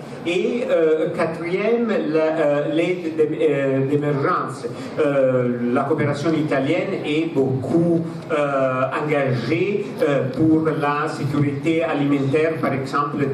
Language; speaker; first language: French; non-native, fluent; Italian